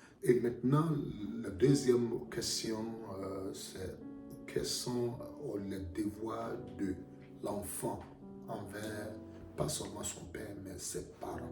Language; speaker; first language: French; non-native, fluent; Akan